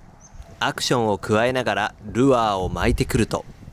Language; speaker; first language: Japanese; native; Japanese